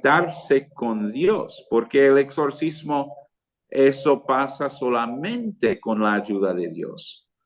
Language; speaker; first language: Spanish; non-native, fluent; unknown